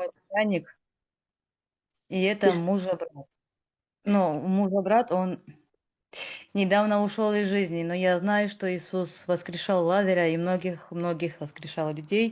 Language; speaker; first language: Russian; native; Russian